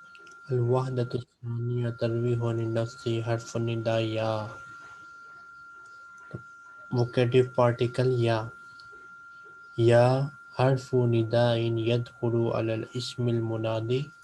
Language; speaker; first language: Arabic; non-native, fluent; Urdu